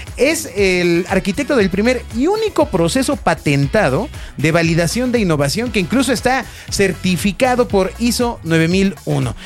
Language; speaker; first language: Spanish; native; Spanish